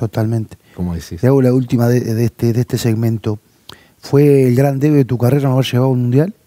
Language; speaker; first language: Spanish; native; Spanish